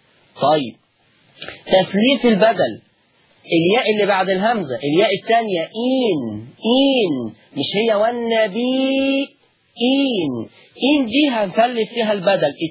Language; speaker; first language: Arabic; native; Arabic